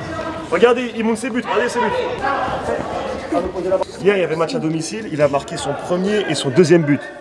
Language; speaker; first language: French; native; French